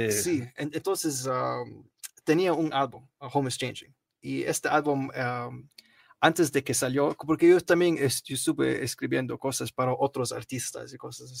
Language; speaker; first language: Spanish; non-native, learner; Arabic